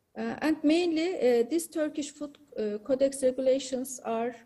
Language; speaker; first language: English; non-native, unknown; Turkish